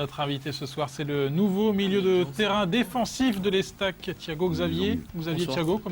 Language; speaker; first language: French; native; French